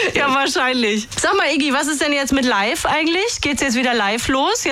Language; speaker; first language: German; native; German